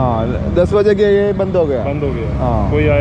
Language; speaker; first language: Hindi; non-native, local second language; Malayalam